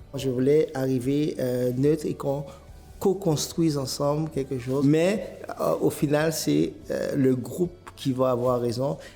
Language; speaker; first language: French; native; French